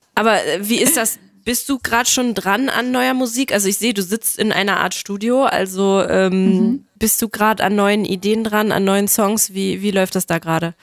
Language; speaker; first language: German; native; German